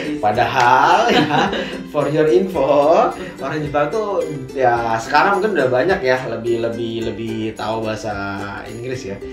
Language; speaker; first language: Indonesian; native; Indonesian